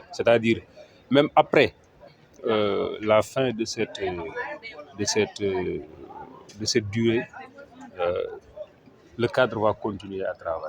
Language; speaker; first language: French; non-native, local second language; Wolof